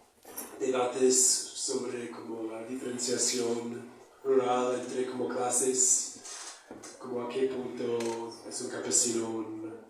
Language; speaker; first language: Spanish; non-native, fluent; English